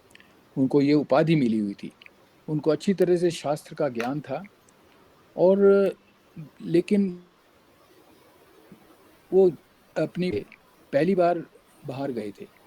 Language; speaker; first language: Hindi; native; Hindi